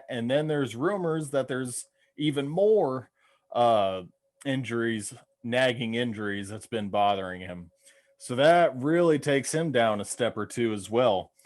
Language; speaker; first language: English; native; English